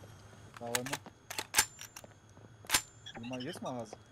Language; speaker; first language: Russian; native; Russian